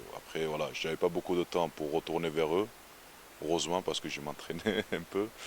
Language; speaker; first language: French; non-native, fluent; Georgian